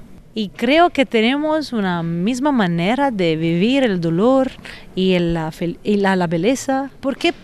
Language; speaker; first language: Spanish; non-native, fluent; Italian